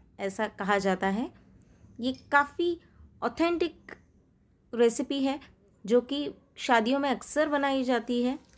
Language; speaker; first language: Hindi; non-native, local second language; Marathi